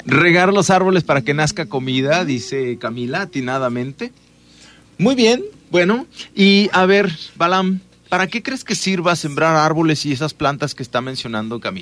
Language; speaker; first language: Spanish; native; Spanish